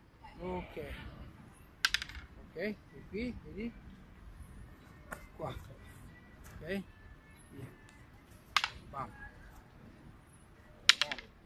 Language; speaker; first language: Italian; non-native, fluent; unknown